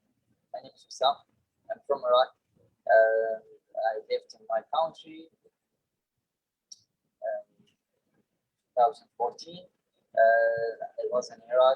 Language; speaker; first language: English; non-native, learner; Arabic